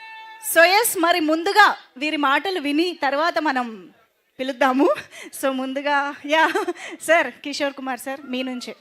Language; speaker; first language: Telugu; native; Telugu